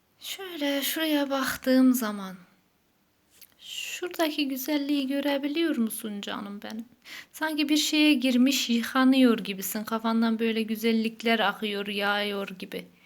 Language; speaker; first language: Turkish; native; Turkish